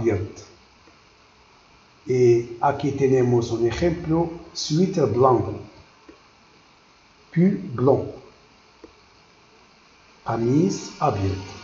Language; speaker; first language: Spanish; non-native, learner; Arabic